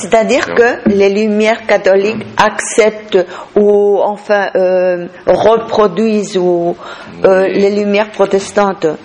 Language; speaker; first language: French; non-native, fluent; Spanish